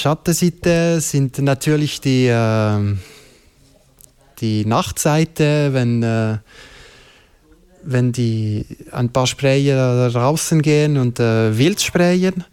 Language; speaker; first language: German; non-native, local second language; French